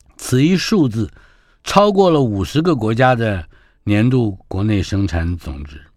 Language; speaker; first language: Chinese; native; Chinese